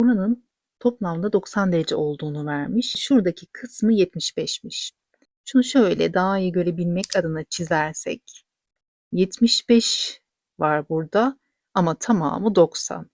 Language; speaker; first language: Turkish; native; Turkish